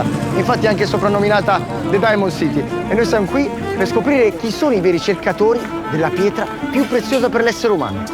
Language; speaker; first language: Italian; native; Italian